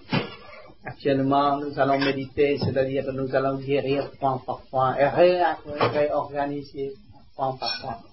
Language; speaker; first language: French; non-native, learner; Vietnamese